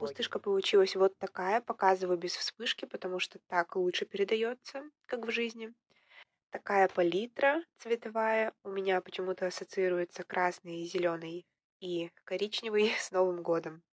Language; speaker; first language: Russian; native; Russian